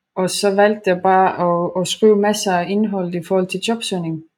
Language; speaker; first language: Danish; non-native, fluent; Estonian